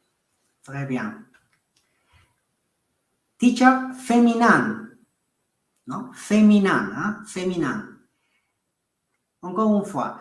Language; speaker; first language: French; non-native, fluent; Spanish